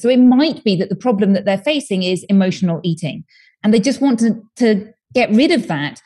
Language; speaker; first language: English; native; English